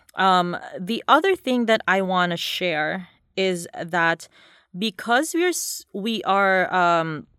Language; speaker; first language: English; non-native, local second language; Cebuano